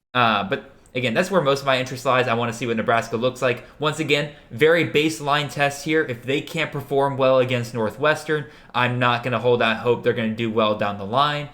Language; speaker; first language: English; native; English